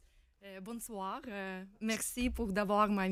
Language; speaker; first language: French; non-native, learner; Ukrainian